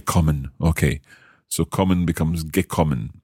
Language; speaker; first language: German; non-native, fluent; English